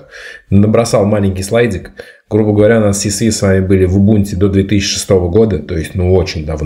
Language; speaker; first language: Russian; native; Russian